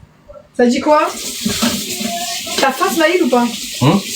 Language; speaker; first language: French; native; French